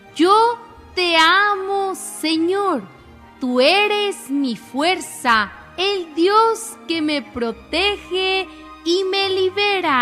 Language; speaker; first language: Spanish; native; Spanish